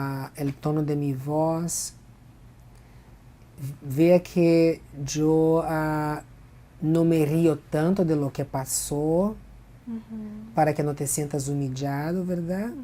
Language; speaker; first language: Spanish; non-native, fluent; Portuguese